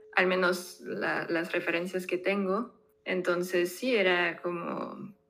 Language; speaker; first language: Spanish; non-native, fluent; French